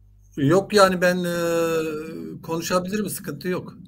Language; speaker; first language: Turkish; non-native, local second language; Zaza